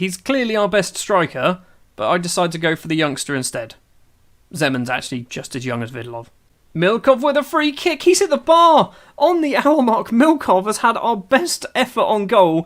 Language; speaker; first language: English; native; English